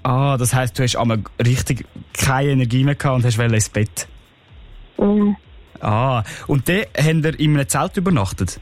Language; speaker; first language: German; native; German